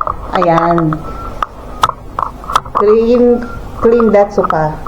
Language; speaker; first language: Filipino; native; Filipino